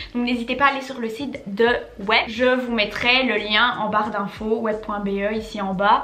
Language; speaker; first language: French; native; French